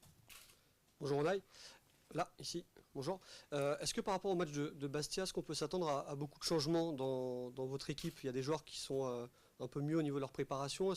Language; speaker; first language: French; native; French